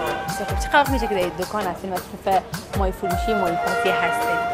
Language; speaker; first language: Persian; native; Persian